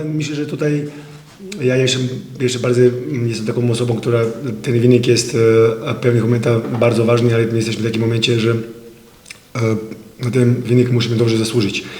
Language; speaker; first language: Polish; non-native, fluent; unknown